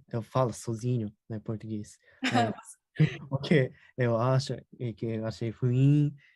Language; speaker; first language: Portuguese; non-native, learner; Japanese